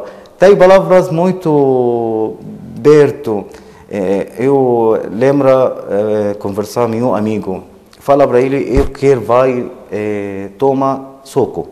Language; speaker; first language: Portuguese; non-native, learner; Arabic